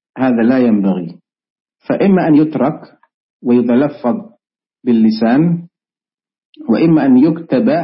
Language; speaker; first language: Arabic; non-native, fluent; Indonesian